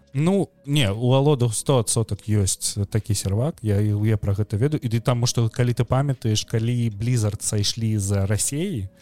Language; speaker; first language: Belarusian; non-native, local second language; Russian